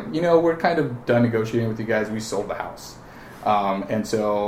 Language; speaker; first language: English; native; English